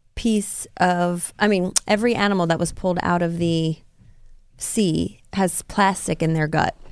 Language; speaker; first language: English; native; English